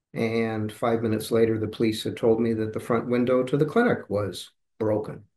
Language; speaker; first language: English; native; English